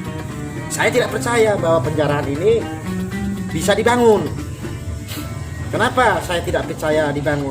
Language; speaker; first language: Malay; non-native, local second language; Javanese